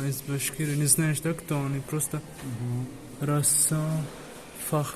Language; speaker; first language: Russian; non-native, learner; Tajik